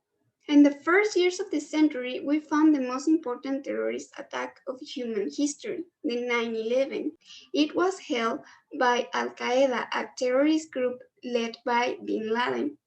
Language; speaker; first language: English; non-native, learner; Spanish